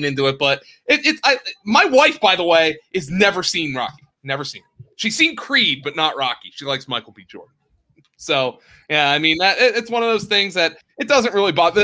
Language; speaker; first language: English; native; English